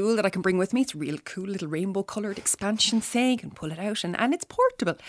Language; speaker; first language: English; native; English